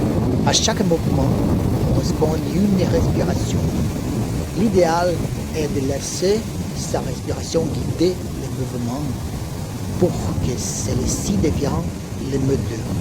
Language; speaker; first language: French; non-native, learner; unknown